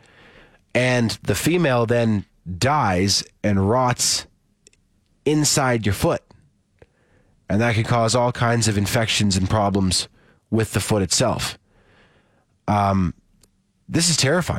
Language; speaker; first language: English; native; English